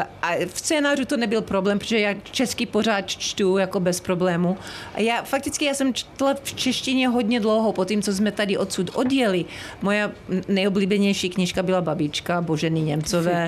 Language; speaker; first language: Czech; early bilingual, heritage; Czech